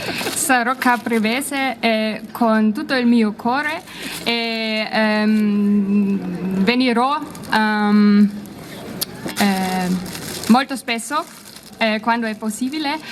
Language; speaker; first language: Italian; non-native, fluent; German